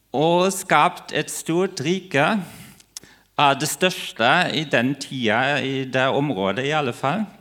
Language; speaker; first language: Norwegian; non-native, fluent; German